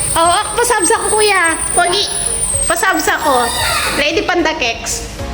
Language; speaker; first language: Filipino; native; Filipino